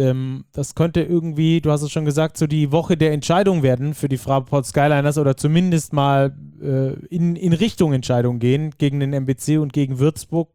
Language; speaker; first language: German; native; German